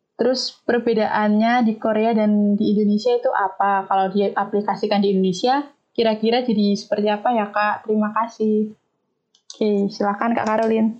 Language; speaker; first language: Indonesian; native; Indonesian